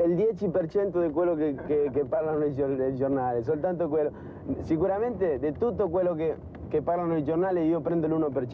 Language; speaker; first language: Italian; non-native, learner; Spanish